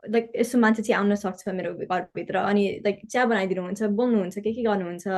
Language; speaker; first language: Nepali; early bilingual, heritage; Nepali